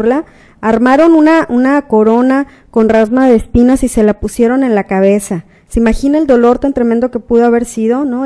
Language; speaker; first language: Spanish; native; Spanish